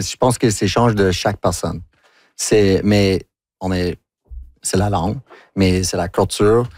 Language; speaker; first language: French; non-native, local second language; English